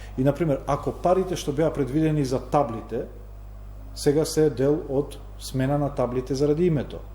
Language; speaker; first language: Macedonian; non-native, local second language; Albanian